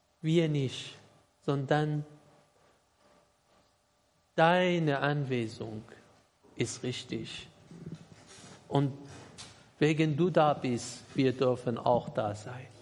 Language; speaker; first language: German; non-native, learner; Persian